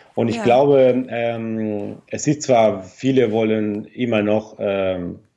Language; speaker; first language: German; non-native, fluent; Spanish